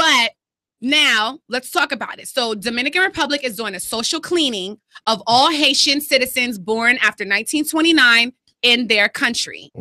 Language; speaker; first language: English; native; English